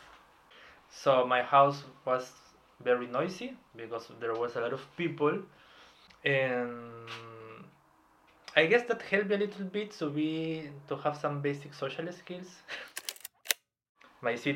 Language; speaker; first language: English; non-native, fluent; Spanish